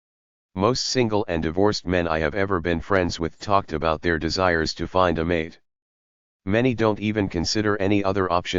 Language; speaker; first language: English; native; English